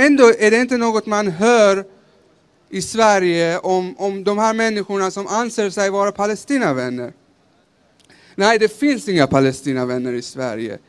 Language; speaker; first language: Swedish; early bilingual, other home language; Persian